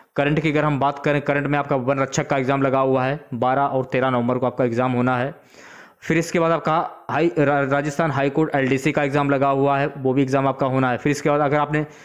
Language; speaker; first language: Hindi; native; Hindi